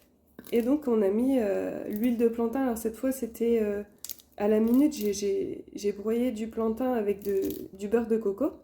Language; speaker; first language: French; native; French